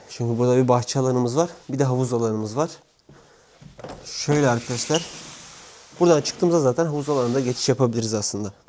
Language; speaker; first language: Turkish; native; Turkish